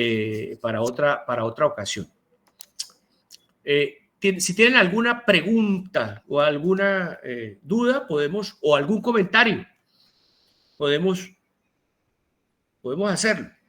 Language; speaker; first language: Spanish; native; Spanish